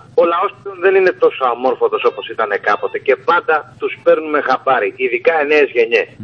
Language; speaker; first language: Greek; native; Greek